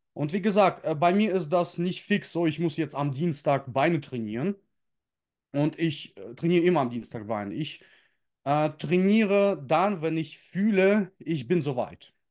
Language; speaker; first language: German; early bilingual, other home language; Russian